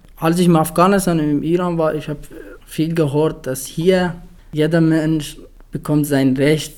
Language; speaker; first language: German; non-native, fluent; Persian